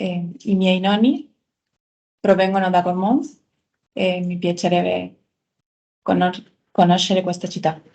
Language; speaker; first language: Italian; non-native, fluent; Spanish